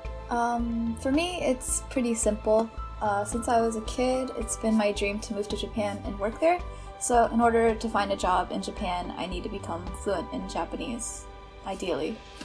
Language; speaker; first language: English; native; English